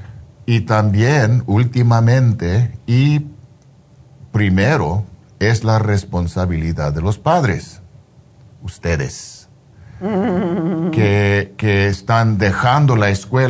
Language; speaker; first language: Spanish; early bilingual, heritage; Spanish